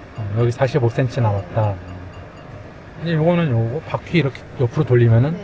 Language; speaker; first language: Korean; native; Korean